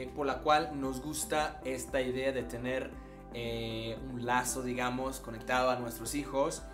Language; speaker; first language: Spanish; non-native, fluent; English